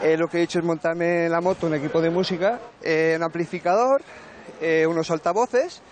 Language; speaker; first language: Spanish; native; Spanish